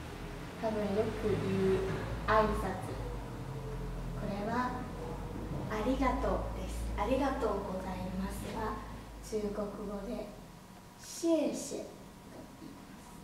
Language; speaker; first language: Japanese; non-native, fluent; Chinese